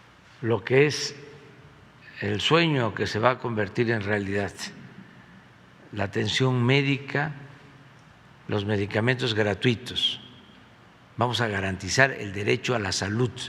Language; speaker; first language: Spanish; native; Spanish